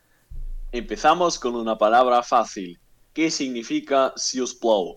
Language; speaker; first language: Spanish; non-native, learner; German